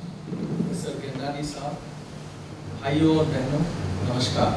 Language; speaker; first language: Hindi; non-native, local second language; Bangla